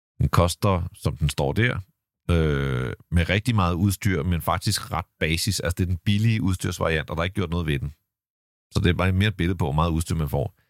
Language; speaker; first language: Danish; native; Danish